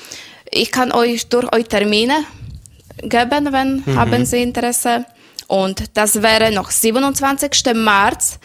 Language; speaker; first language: German; non-native, learner; Slovak